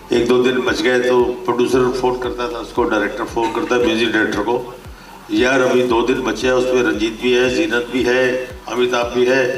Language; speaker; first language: Hindi; native; Hindi